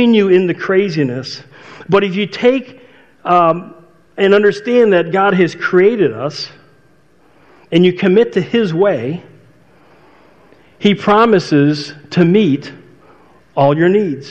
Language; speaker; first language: English; native; English